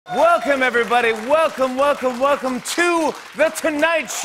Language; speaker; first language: English; native; English